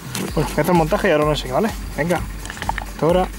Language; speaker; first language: Spanish; native; Spanish